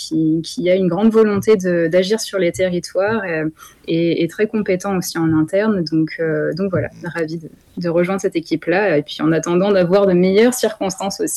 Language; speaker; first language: French; native; French